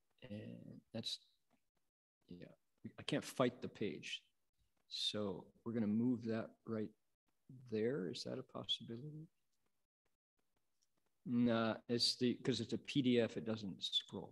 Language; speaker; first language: English; native; English